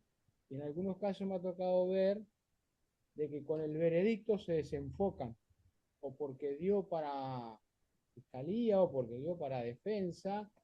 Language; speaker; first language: Spanish; native; Spanish